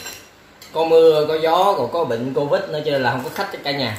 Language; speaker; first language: Vietnamese; native; Vietnamese